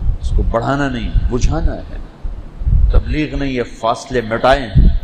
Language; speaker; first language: Urdu; non-native, local second language; Punjabi